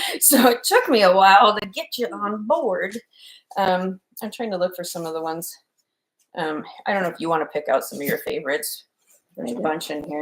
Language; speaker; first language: English; native; English